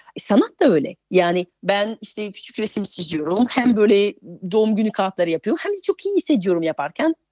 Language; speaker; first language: Turkish; non-native, fluent; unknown